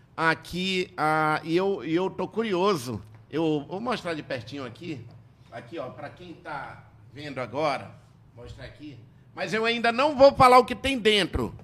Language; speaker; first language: Portuguese; native; Portuguese